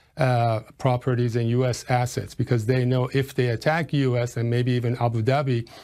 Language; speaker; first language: English; non-native, fluent; Persian